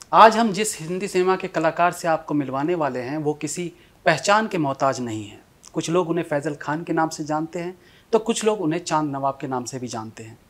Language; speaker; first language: Hindi; native; Hindi